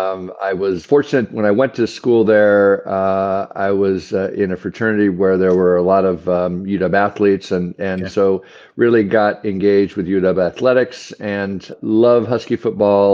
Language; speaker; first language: English; native; English